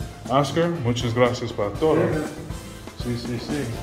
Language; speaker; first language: Spanish; non-native, learner; English